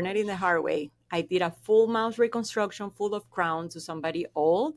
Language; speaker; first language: English; non-native, fluent; Spanish